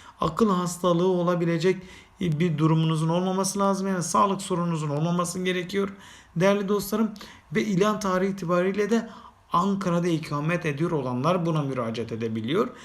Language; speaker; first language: Turkish; native; Turkish